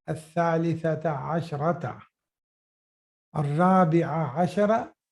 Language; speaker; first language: Arabic; non-native, fluent; Urdu